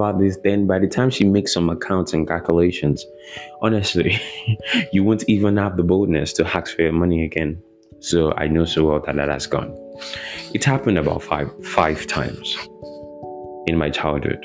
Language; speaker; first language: English; non-native, local second language; Yoruba